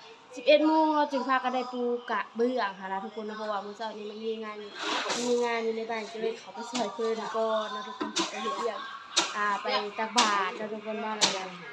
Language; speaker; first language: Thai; non-native, local second language; Northeastern Thai